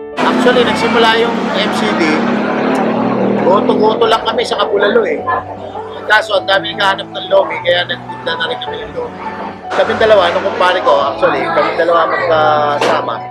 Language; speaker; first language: Filipino; native; Filipino